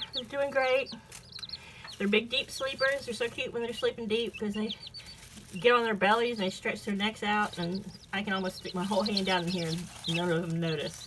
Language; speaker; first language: English; native; English